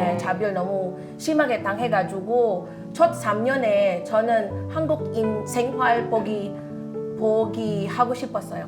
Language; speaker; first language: Korean; non-native, fluent; Filipino